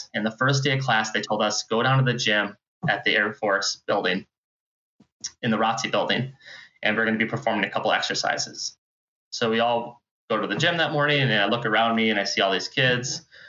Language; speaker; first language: English; native; English